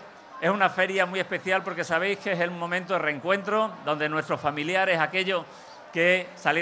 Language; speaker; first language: Spanish; native; Spanish